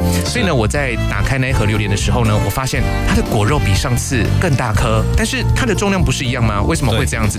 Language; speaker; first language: Chinese; native; Chinese